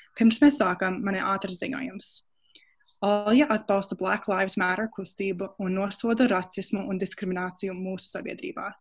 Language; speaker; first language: Latvian; early bilingual, heritage; Latvian